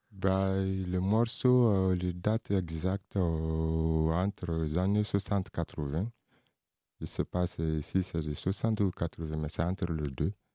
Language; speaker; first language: French; non-native, local second language; Mandingo